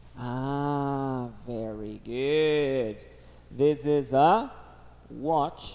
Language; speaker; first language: English; non-native, fluent; Portuguese